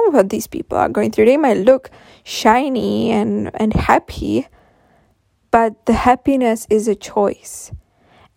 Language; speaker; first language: English; non-native, fluent; Czech